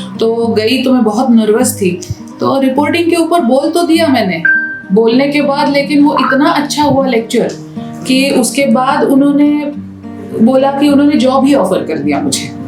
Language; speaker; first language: Hindi; native; Hindi